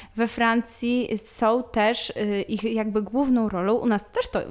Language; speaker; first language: Polish; native; Polish